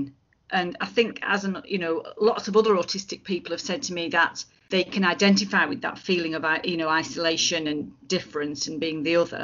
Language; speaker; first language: English; native; English